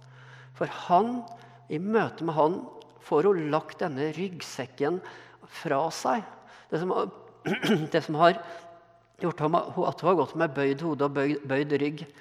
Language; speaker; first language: Norwegian; native; Norwegian